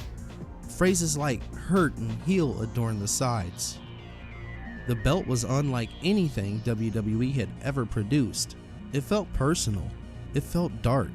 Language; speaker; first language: English; native; English